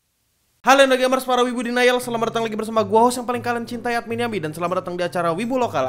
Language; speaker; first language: Indonesian; native; Indonesian